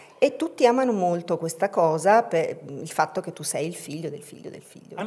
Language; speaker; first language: Italian; native; Italian